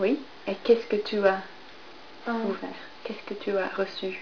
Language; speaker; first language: French; non-native, fluent; English